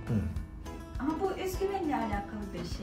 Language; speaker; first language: Turkish; non-native, fluent; Russian